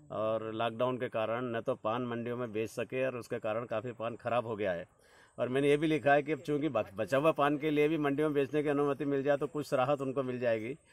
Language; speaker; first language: Hindi; native; Hindi